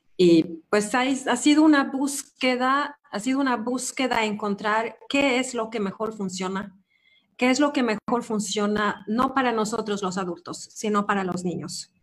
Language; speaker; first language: Spanish; non-native, fluent; Swedish